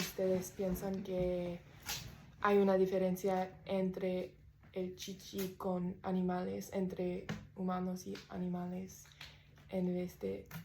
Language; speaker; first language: Spanish; non-native, learner; English